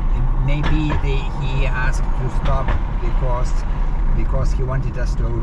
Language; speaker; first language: English; non-native, learner; Lithuanian